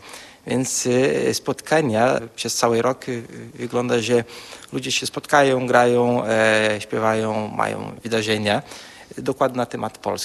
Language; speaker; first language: Polish; early bilingual, heritage; Polish